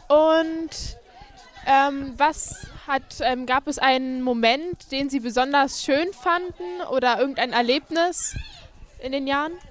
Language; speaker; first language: German; native; German